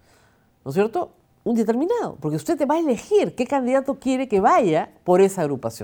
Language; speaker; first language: Spanish; native; Spanish